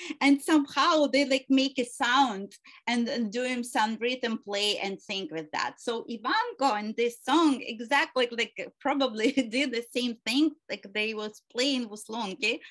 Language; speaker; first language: English; non-native, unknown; Ukrainian